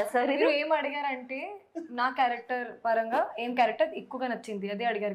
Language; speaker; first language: Telugu; non-native, learner; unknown